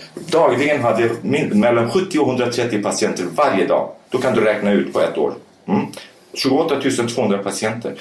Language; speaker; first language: Swedish; early bilingual, other home language; Kurdish